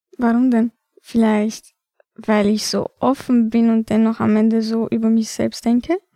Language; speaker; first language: German; early bilingual, other home language; Albanian